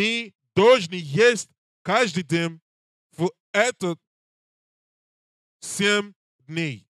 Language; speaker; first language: Russian; non-native, learner; English